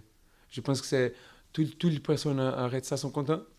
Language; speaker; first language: French; non-native, learner; Portuguese